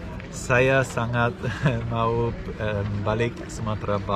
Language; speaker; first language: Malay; non-native, learner; German